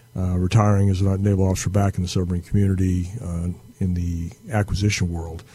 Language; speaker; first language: English; native; English